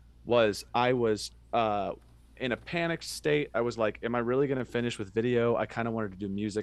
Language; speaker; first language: English; native; English